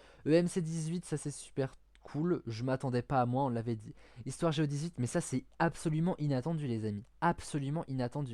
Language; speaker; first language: French; native; French